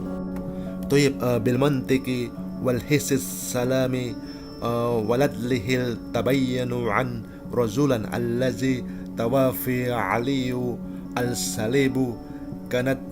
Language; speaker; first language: Arabic; non-native, learner; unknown